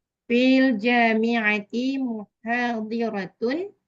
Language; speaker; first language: Arabic; non-native, learner; Malay